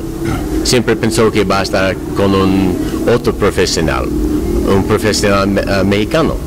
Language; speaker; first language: Spanish; non-native, learner; English